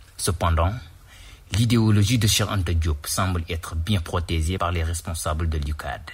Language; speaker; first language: French; non-native, local second language; Wolof